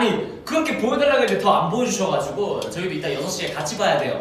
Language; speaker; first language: Korean; native; Korean